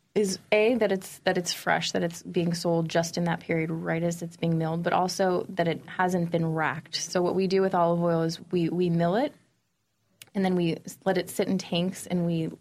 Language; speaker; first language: English; native; English